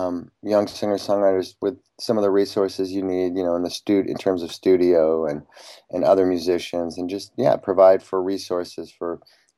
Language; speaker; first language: English; native; English